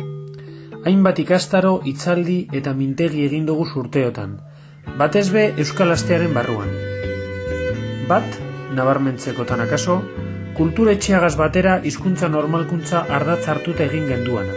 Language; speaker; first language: Basque; native; Basque